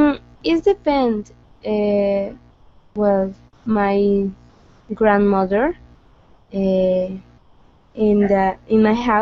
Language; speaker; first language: English; non-native, learner; Spanish